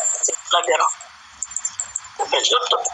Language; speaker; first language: Italian; native; Italian